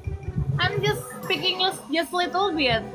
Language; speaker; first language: English; non-native, learner; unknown